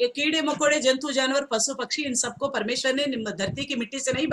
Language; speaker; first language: Hindi; non-native, local second language; Telugu